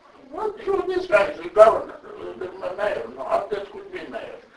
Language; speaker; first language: English; non-native, fluent; Turkish